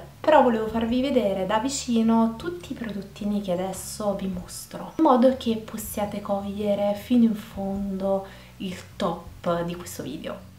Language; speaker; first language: Italian; native; Italian